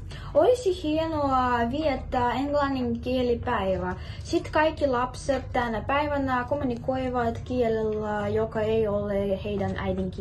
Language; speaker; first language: Finnish; non-native, learner; Russian